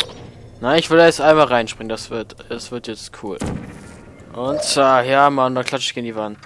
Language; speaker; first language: German; native; German